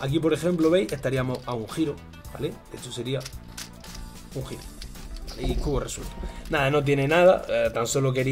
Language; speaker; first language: Spanish; native; Spanish